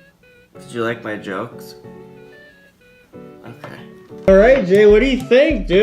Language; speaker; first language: English; native; English